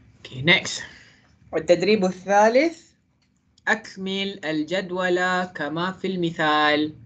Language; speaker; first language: Arabic; non-native, fluent; Malay